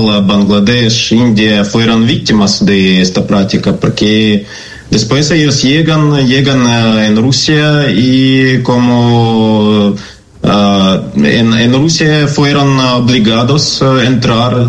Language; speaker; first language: Spanish; non-native, learner; Ukrainian